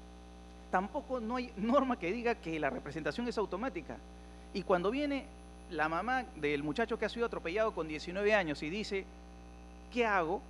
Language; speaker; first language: Spanish; native; Spanish